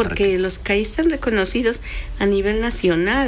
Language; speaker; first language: Spanish; native; Spanish